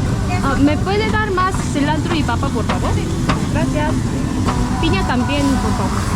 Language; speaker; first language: Spanish; non-native, learner; Korean